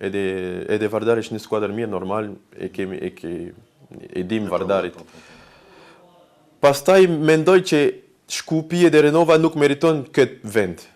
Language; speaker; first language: Albanian; non-native, learner; French